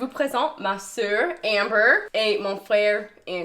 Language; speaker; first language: French; non-native, learner; English